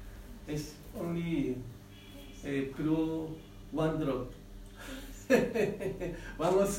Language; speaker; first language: English; non-native, learner; Spanish